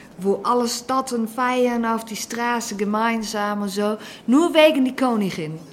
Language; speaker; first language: German; non-native, fluent; Dutch